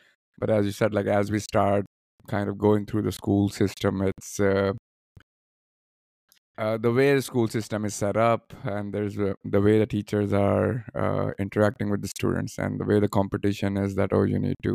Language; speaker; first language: English; non-native, local second language; Urdu